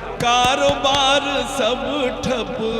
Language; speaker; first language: Urdu; native; Urdu